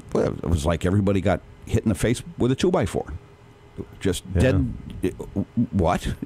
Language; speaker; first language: English; native; English